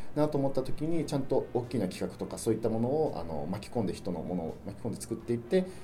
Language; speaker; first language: Japanese; native; Japanese